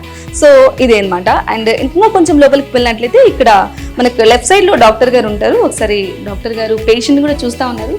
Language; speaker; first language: Telugu; native; Telugu